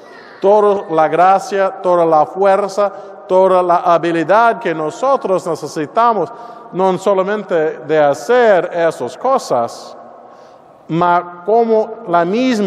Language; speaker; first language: Spanish; non-native, learner; English